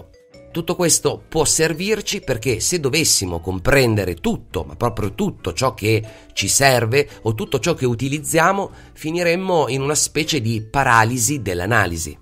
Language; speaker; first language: Italian; native; Italian